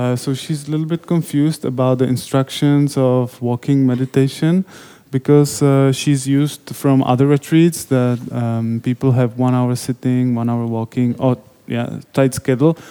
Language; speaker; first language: English; non-native, fluent; Czech